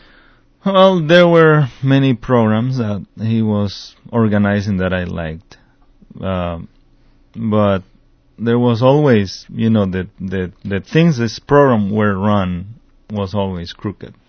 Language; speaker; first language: English; non-native, fluent; Spanish